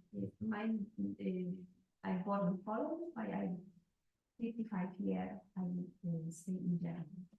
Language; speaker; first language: English; non-native, learner; Polish